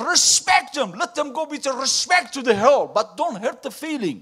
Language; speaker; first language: English; non-native, fluent; Persian